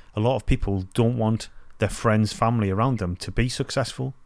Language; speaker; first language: English; native; English